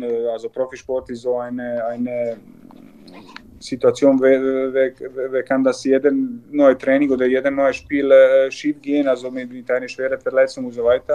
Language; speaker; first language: German; non-native, learner; Serbian